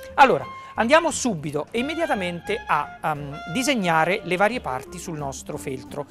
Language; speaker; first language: Italian; native; Italian